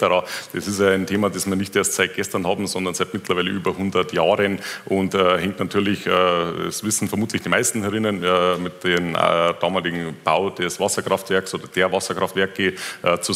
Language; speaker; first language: German; native; German